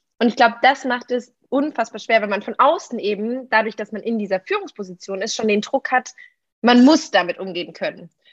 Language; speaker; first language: German; native; German